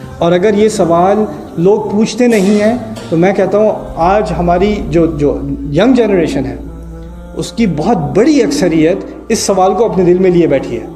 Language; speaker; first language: Urdu; native; Urdu